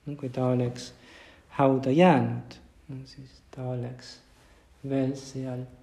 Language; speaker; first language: Estonian; non-native, fluent; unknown